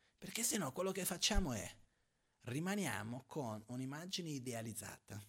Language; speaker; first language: Italian; non-native, fluent; Portuguese